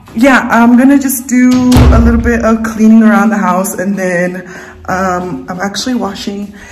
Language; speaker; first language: English; early bilingual, other home language; Spanish